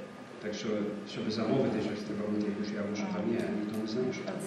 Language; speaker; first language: Ukrainian; early bilingual, heritage; Ukrainian